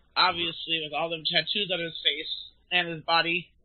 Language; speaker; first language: English; native; English